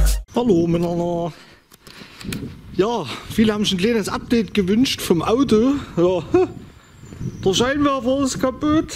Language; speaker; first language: German; native; German